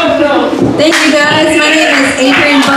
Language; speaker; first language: English; native; English